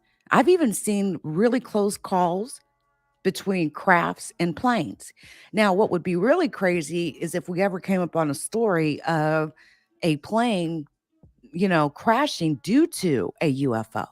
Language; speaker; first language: English; native; English